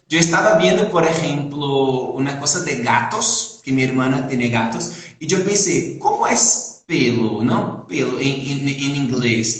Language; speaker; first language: Spanish; non-native, fluent; Portuguese